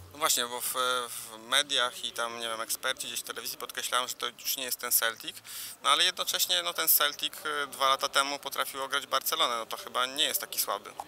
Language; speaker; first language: Polish; native; Polish